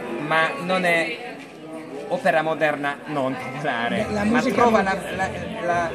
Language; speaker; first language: Italian; non-native, learner; Hungarian